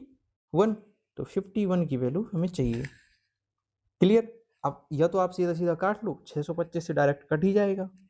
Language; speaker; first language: Hindi; native; Hindi